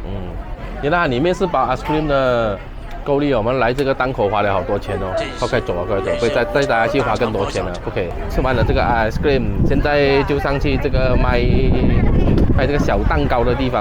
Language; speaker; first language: Chinese; native; Chinese